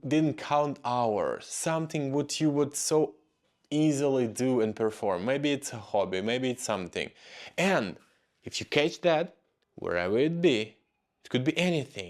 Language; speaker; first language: English; non-native, fluent; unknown